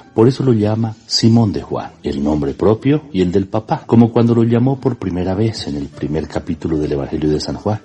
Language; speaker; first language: Spanish; native; Spanish